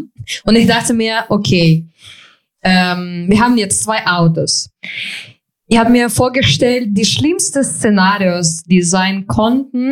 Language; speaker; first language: German; non-native, fluent; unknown